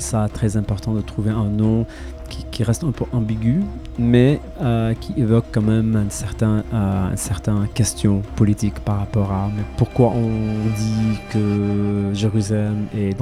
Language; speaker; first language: French; non-native, local second language; Arabic